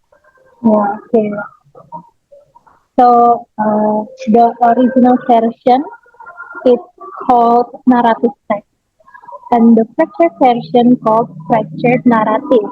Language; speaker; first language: English; non-native, learner; Indonesian